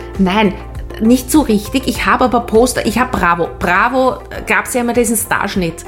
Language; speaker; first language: German; native; German